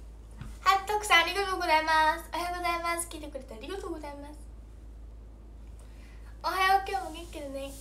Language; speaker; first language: Japanese; native; Japanese